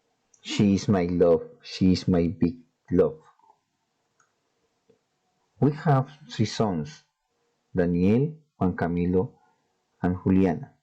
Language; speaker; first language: English; non-native, learner; Spanish